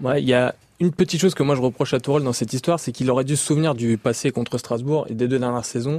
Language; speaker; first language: French; native; French